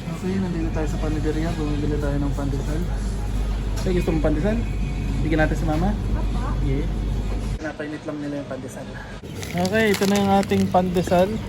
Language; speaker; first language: Filipino; native; Filipino